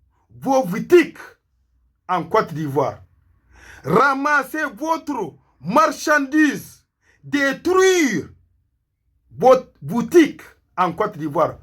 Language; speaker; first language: French; non-native, local second language; Hausa